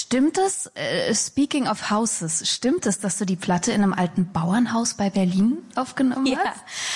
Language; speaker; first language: German; native; German